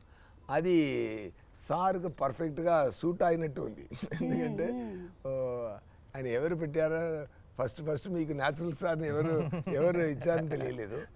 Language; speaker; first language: Telugu; non-native, learner; Tamil